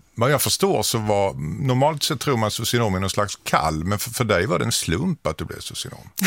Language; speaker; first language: Swedish; native; Swedish